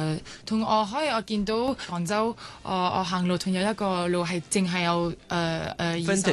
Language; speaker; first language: Cantonese; early bilingual, other home language; French